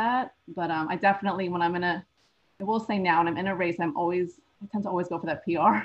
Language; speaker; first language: English; native; English